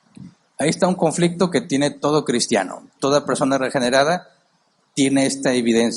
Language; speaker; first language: Spanish; native; Spanish